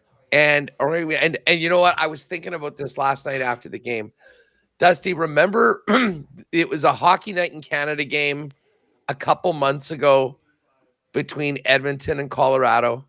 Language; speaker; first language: English; native; English